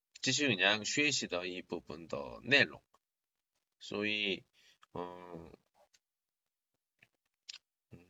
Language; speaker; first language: Chinese; non-native, learner; Korean